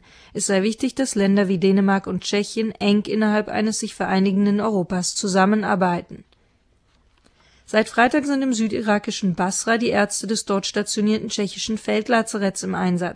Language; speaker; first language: German; native; German